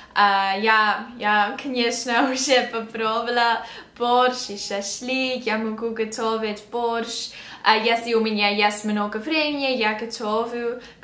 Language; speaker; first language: Russian; early bilingual, heritage; English